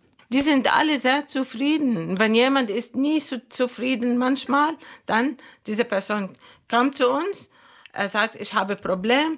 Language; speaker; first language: German; non-native, learner; Arabic